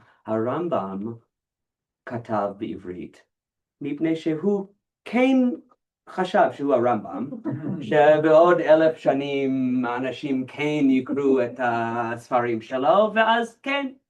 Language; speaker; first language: Hebrew; non-native, fluent; English